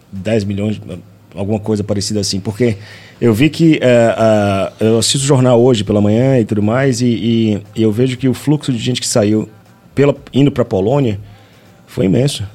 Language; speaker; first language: Portuguese; native; Portuguese